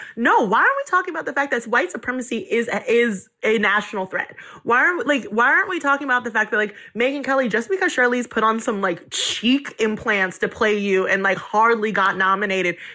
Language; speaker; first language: English; native; English